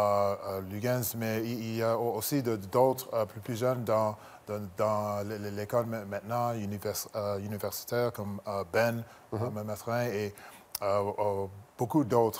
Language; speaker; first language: French; non-native, local second language; English